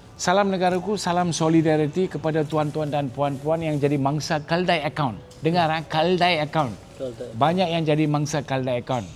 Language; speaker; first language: Malay; non-native, local second language; Tamil